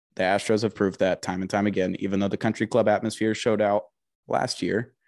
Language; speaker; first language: English; native; English